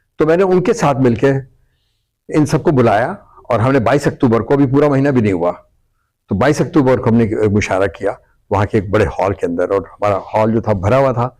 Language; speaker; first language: Urdu; native; Urdu